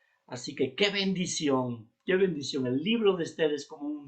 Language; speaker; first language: Spanish; native; Spanish